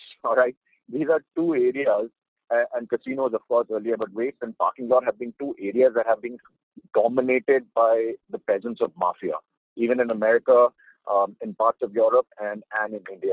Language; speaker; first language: English; non-native, local second language; Hindi